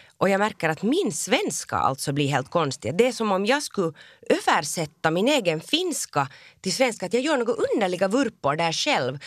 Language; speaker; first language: Swedish; native; Swedish